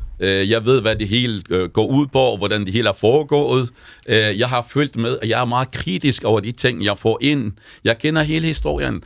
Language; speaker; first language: Danish; non-native, fluent; Arabic